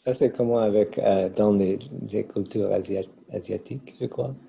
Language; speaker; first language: French; non-native, learner; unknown